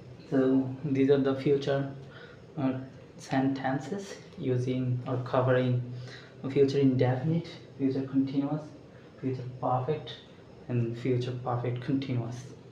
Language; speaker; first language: English; non-native, local second language; Bangla